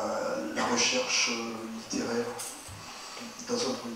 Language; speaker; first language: French; native; French